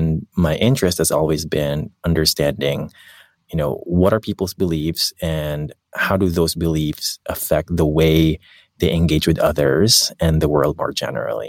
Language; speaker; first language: English; non-native, local second language; Filipino